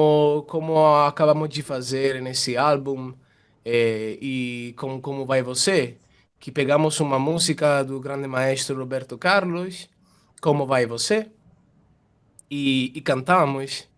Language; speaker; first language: Portuguese; non-native, fluent; Italian